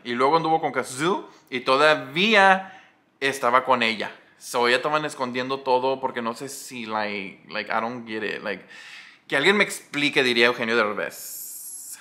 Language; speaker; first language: Spanish; early bilingual, heritage; Spanish